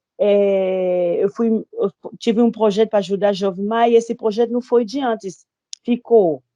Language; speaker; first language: Portuguese; non-native, fluent; Lingala